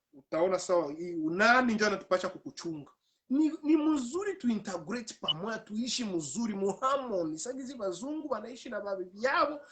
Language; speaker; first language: Swahili; native; Swahili